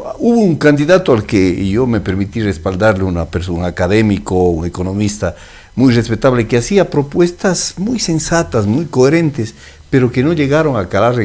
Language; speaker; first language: Spanish; native; Spanish